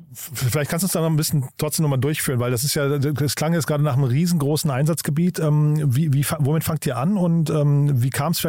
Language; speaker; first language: German; native; German